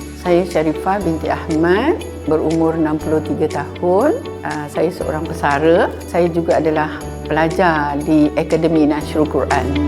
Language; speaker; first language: Malay; native; Malay